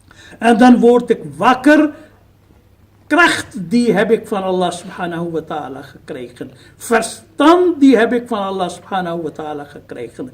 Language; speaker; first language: Dutch; non-native, fluent; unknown